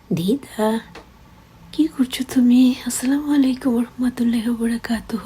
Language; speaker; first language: Bangla; early bilingual, heritage; Bangla